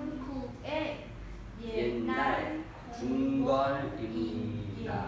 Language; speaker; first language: Korean; non-native, learner; Vietnamese